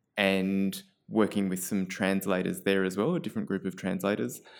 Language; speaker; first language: English; native; English